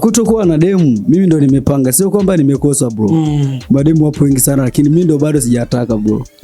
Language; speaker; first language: Swahili; non-native, local second language; Rundi